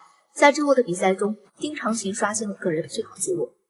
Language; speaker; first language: Chinese; native; Chinese